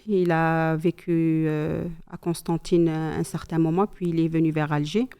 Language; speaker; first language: French; non-native, local second language; Kabyle